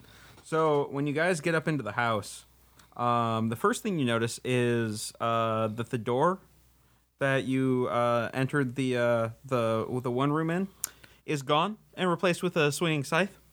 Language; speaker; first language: English; native; English